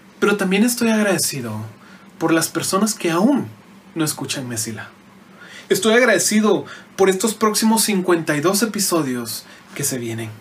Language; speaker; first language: Spanish; native; Spanish